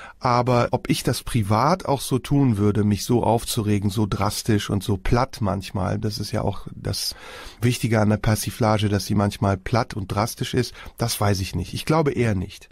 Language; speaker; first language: German; early bilingual, other home language; Turkish